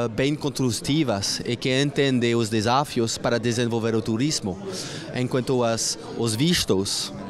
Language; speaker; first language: Portuguese; non-native, fluent; French